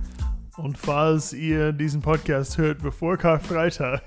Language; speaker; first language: German; non-native, fluent; English